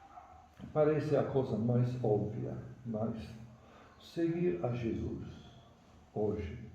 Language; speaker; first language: Portuguese; non-native, fluent; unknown